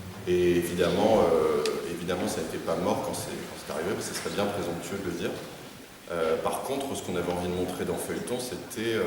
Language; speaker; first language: French; native; French